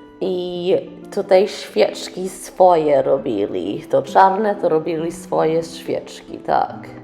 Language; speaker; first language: Polish; early bilingual, heritage; English